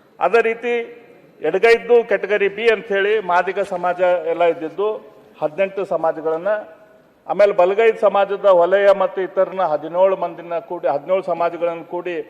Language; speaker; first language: Kannada; native; Kannada